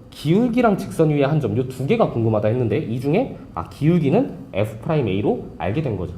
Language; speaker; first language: Korean; native; Korean